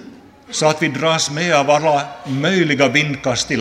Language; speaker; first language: Swedish; non-native, local second language; Finnish